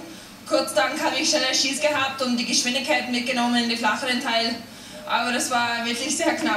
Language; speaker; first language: German; non-native, fluent; English